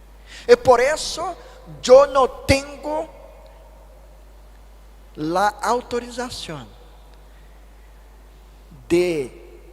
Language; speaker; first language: Spanish; non-native, fluent; Portuguese